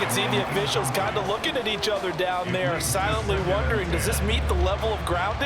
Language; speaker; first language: English; native; English